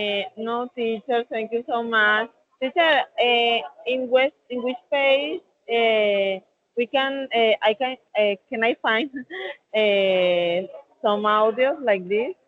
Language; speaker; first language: English; non-native, learner; Spanish